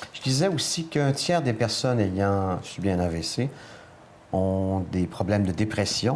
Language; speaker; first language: French; native; French